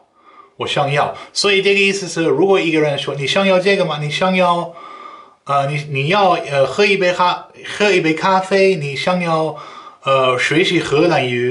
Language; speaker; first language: Chinese; non-native, fluent; Dutch